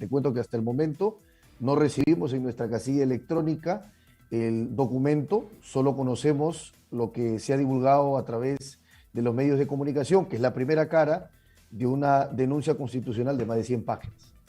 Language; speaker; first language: Spanish; native; Spanish